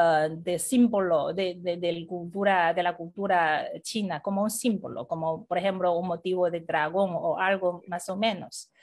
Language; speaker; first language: Spanish; non-native, fluent; Chinese